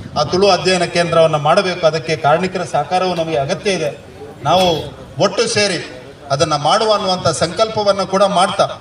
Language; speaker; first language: Kannada; non-native, local second language; Tulu